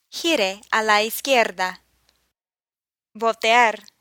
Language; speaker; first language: Spanish; non-native, fluent; English